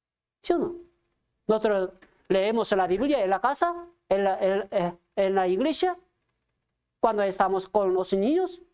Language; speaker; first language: Spanish; non-native, fluent; Korean